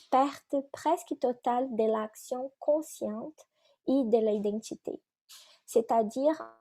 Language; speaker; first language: French; non-native, fluent; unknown